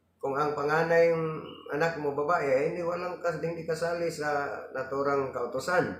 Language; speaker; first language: Filipino; non-native, local second language; Cebuano